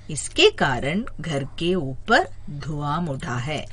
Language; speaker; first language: Hindi; non-native, local second language; Malayalam